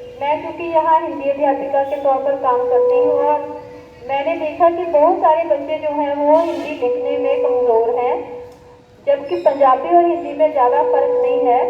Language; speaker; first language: Hindi; non-native, local second language; Punjabi